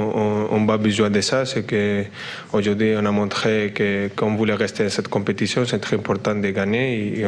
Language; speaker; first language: French; non-native, learner; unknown